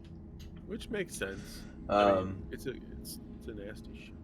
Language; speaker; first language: English; native; English